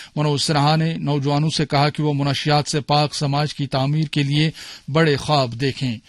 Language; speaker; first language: Urdu; non-native, local second language; Kashmiri